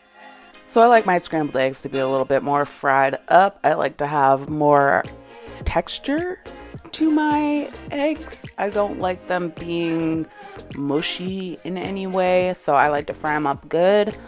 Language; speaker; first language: English; native; English